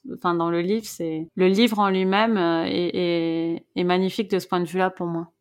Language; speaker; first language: French; native; French